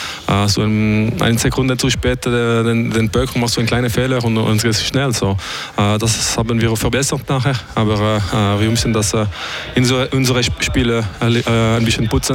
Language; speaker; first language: German; non-native, learner; French